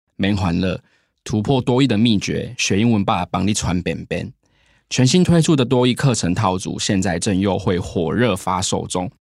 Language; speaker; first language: Chinese; native; Chinese